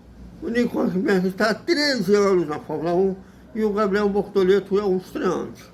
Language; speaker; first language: Portuguese; native; Portuguese